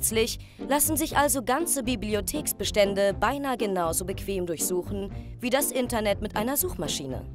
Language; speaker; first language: German; native; German